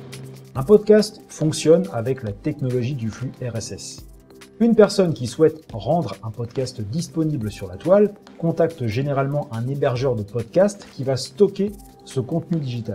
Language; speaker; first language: French; native; French